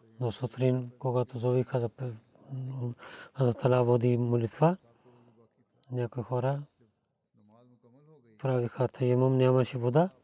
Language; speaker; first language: Bulgarian; non-native, learner; Urdu